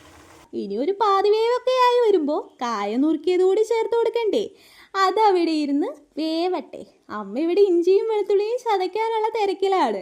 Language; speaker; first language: Malayalam; native; Malayalam